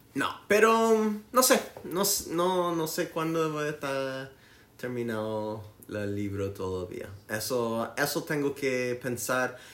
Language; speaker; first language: Spanish; non-native, learner; English